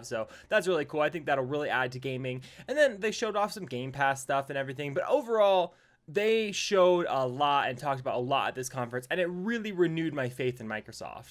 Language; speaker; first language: English; native; English